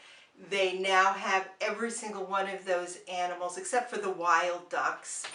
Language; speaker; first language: English; native; English